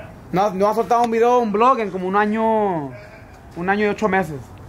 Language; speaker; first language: Spanish; early bilingual, heritage; Spanish